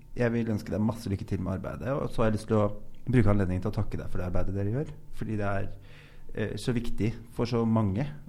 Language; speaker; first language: Norwegian; native; Norwegian